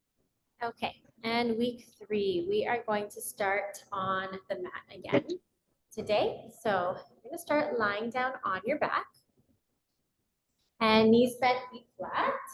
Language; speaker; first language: English; native; English